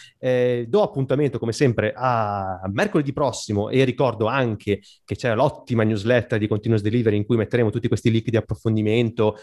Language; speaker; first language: Italian; native; Italian